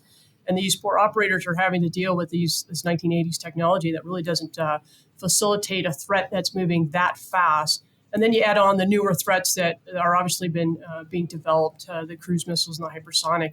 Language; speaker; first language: English; native; English